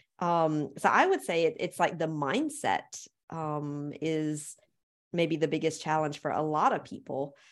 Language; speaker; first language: English; native; English